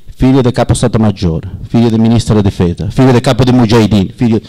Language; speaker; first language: Italian; non-native, learner; Persian